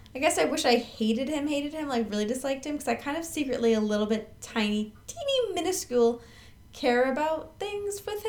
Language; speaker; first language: English; native; English